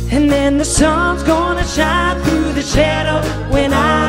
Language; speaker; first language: English; native; English